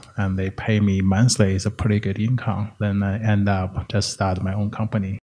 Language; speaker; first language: English; non-native, learner; Chinese